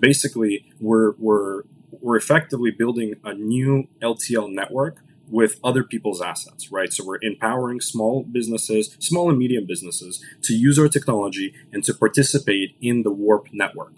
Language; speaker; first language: English; early bilingual, other home language; Russian